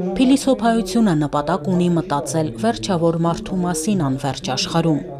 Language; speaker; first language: Armenian; native; Armenian